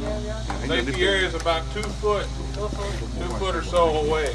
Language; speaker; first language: English; native; English